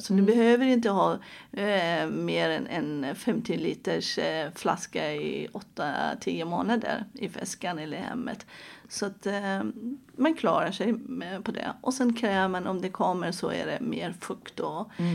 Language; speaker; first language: Swedish; non-native, fluent; Persian